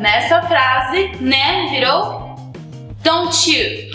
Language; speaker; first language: English; non-native, fluent; Portuguese